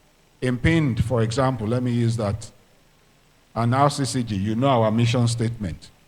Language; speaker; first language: English; non-native, local second language; Yoruba